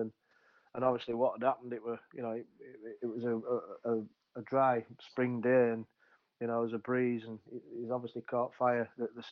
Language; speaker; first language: English; native; English